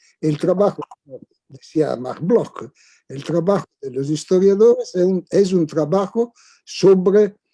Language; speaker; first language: Spanish; non-native, fluent; Italian